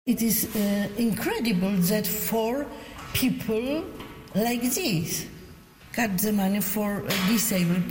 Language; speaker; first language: English; non-native, learner; Polish